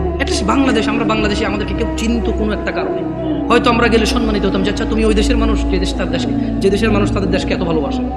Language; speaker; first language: Bangla; early bilingual, heritage; Bangla